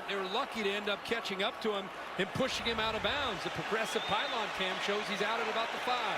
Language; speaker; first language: English; native; English